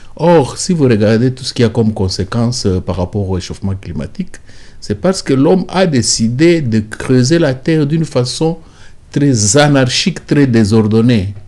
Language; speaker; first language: French; non-native, local second language; Lingala